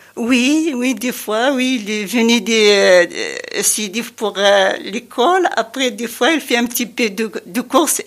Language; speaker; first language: French; non-native, learner; Arabic